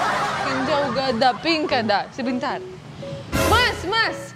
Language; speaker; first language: Indonesian; non-native, learner; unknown